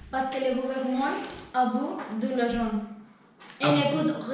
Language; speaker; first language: French; non-native, learner; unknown